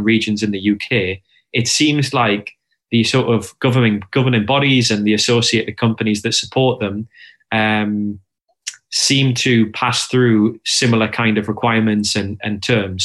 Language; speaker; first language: English; native; English